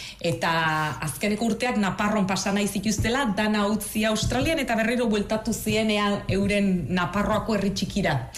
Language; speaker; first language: Basque; native; Basque